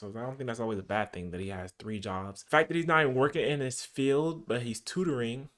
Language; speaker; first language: English; native; English